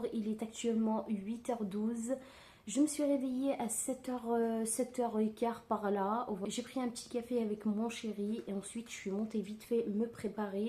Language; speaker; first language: French; native; French